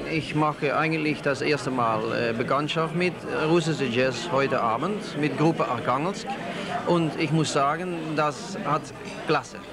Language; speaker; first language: German; non-native, learner; Dutch